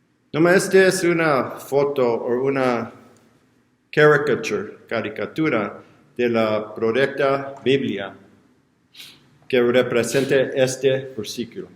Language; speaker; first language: Spanish; non-native, learner; English